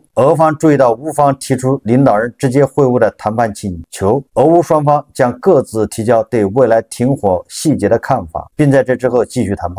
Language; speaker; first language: Chinese; native; Chinese